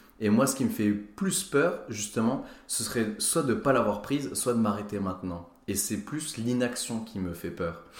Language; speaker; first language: French; native; French